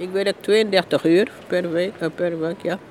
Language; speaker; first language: Dutch; non-native, learner; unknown